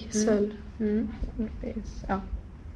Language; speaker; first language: French; non-native, learner; Swedish